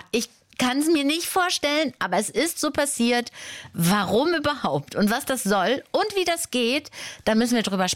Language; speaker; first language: German; native; German